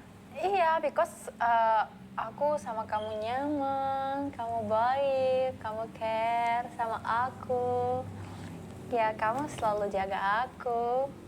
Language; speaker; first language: Indonesian; non-native, learner; Russian